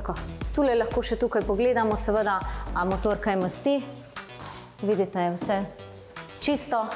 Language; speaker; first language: Slovenian; native; Slovenian